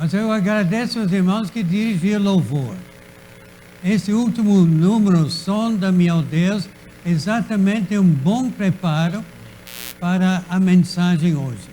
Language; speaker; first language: Portuguese; native; Portuguese